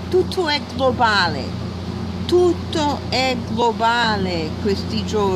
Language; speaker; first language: Italian; early bilingual, heritage; English